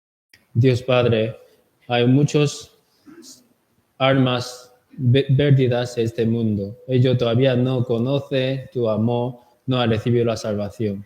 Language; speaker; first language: Spanish; non-native, learner; Korean